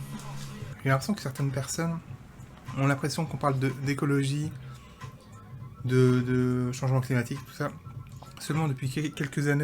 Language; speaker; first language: French; native; French